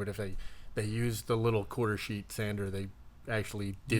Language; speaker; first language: English; native; English